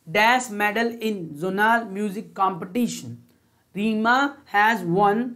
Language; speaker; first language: Hindi; native; Hindi